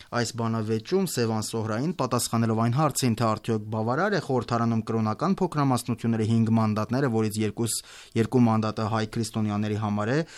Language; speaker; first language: Armenian; native; Armenian